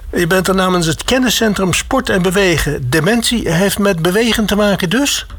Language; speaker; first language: Dutch; native; Dutch